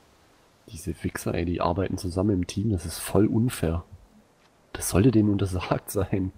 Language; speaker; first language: German; native; German